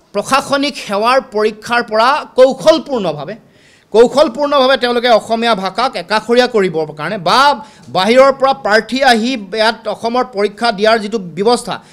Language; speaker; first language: Assamese; native; Assamese